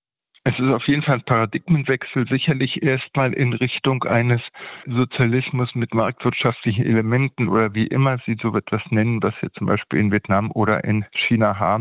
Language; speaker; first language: German; native; German